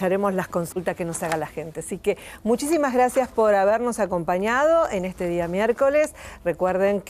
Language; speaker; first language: Spanish; native; Spanish